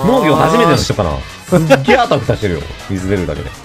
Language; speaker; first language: Japanese; native; Japanese